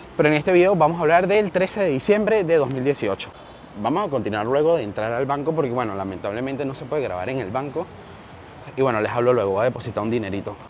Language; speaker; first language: Spanish; native; Spanish